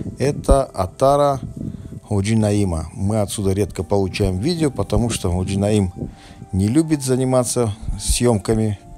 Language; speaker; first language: Russian; non-native, local second language; Tajik